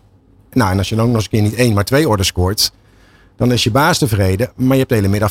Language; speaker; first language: Dutch; native; Dutch